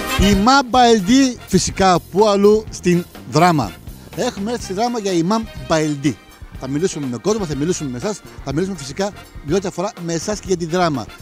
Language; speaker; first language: Greek; native; Greek